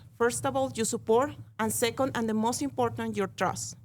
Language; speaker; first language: English; non-native, learner; Spanish